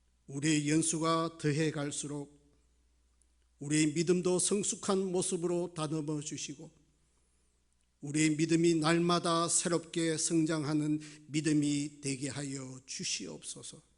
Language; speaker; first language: Korean; native; Korean